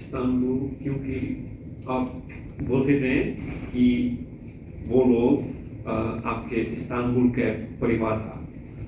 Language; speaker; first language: Hindi; non-native, learner; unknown